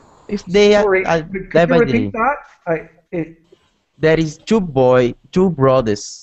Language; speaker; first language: English; non-native, learner; Portuguese